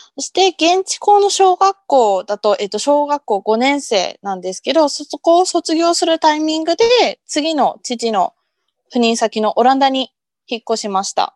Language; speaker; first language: Japanese; early bilingual, heritage; Japanese